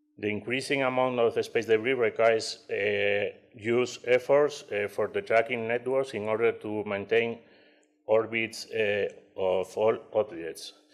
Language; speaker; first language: English; non-native, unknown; Spanish